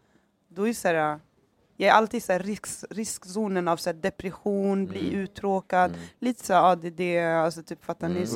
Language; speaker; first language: Swedish; native; Swedish